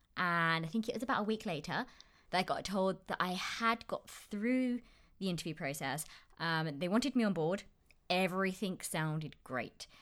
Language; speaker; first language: English; native; English